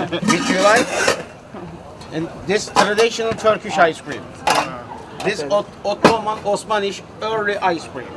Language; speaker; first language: English; non-native, learner; Turkish